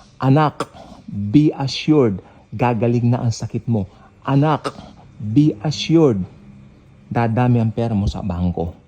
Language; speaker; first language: Filipino; native; Filipino